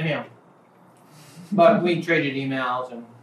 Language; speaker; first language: English; native; English